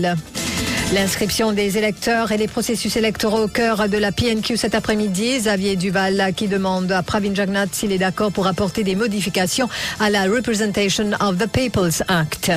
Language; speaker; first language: French; non-native, local second language; Morisyen